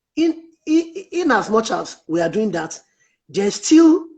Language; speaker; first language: English; non-native, local second language; Yoruba